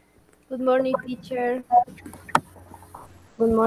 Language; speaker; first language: English; non-native, learner; Spanish